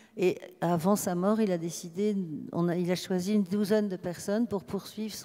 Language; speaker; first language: French; native; French